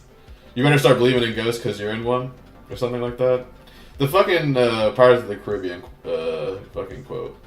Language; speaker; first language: English; native; English